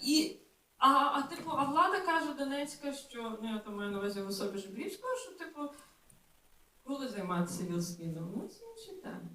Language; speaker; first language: Ukrainian; native; Ukrainian